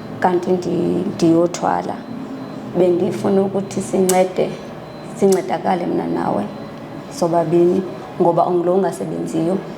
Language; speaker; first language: Zulu; non-native, local second language; Xhosa